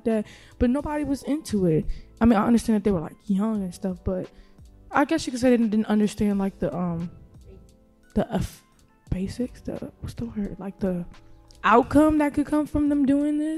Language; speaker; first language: English; native; English